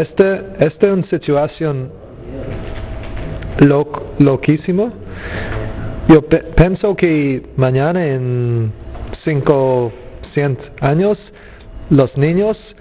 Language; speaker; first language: Spanish; non-native, learner; English